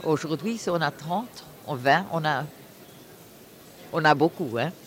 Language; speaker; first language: French; non-native, fluent; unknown